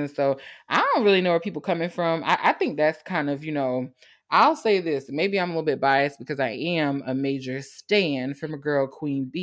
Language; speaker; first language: English; native; English